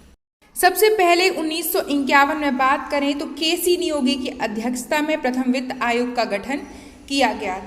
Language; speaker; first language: Hindi; native; Hindi